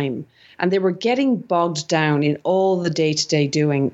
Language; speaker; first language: English; native; English